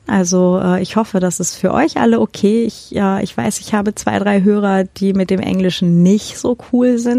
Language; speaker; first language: German; native; German